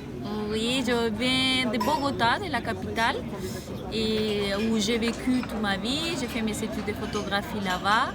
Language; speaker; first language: French; non-native, fluent; Spanish